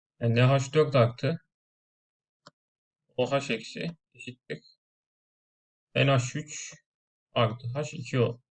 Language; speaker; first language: Turkish; native; Turkish